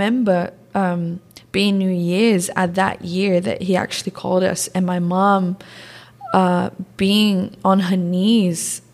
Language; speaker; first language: English; early bilingual, other home language; Portuguese